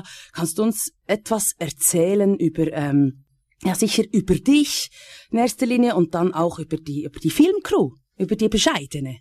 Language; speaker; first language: German; native; German